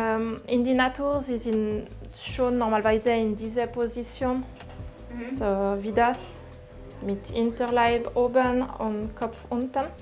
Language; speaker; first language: German; non-native, local second language; French